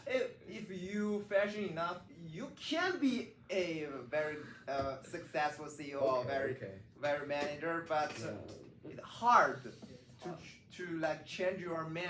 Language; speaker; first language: English; non-native, learner; Chinese